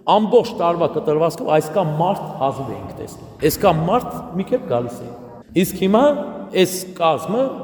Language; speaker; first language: Armenian; native; Armenian